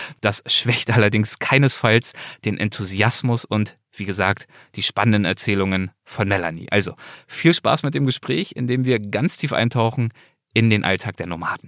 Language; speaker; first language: German; native; German